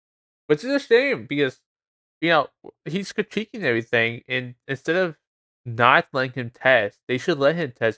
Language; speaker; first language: English; native; English